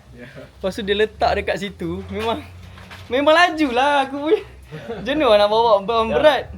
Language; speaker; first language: Malay; native; Malay